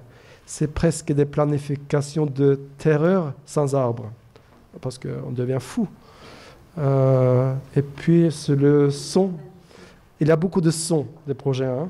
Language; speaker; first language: French; non-native, fluent; Norwegian